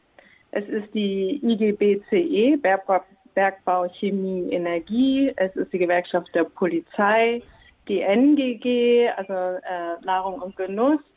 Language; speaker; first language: German; native; German